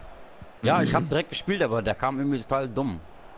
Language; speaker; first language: German; native; German